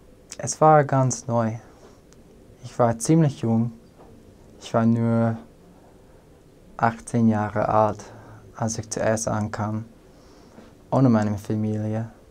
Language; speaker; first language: German; non-native, fluent; English